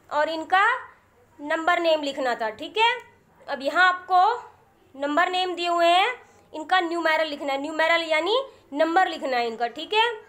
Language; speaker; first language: Hindi; native; Hindi